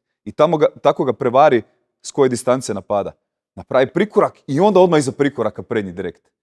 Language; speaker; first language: Croatian; native; Croatian